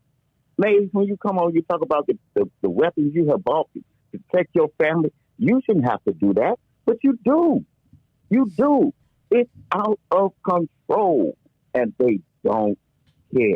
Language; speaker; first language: English; native; English